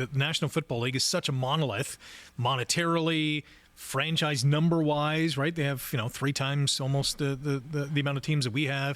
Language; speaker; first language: English; native; English